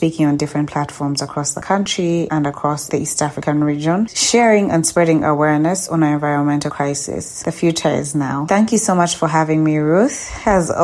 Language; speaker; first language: English; non-native, local second language; Ganda